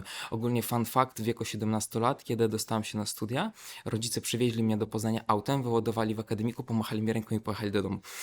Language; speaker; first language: Polish; non-native, fluent; Belarusian